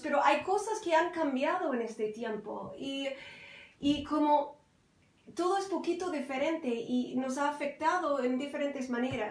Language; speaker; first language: Spanish; non-native, fluent; English